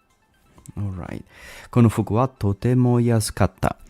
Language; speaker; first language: Japanese; non-native, learner; English